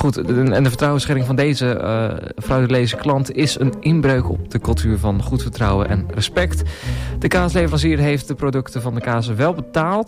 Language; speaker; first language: Dutch; native; Dutch